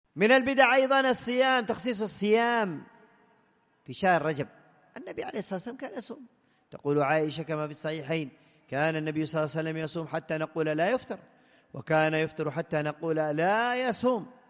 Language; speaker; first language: Arabic; native; Arabic